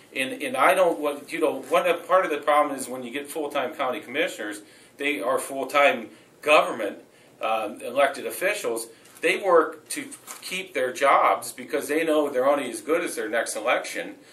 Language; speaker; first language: English; native; English